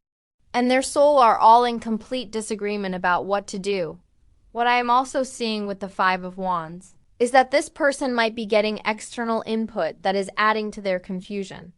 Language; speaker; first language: English; native; English